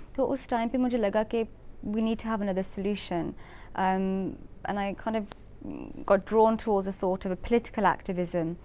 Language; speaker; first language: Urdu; early bilingual, heritage; Urdu